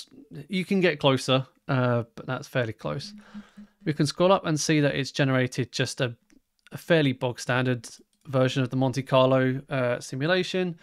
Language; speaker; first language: English; native; English